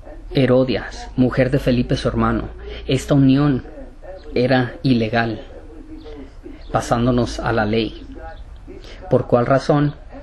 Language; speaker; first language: Spanish; native; Spanish